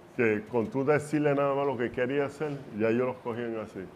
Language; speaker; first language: Spanish; early bilingual, heritage; Spanish